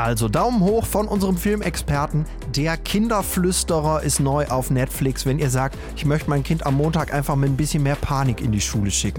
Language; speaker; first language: German; native; German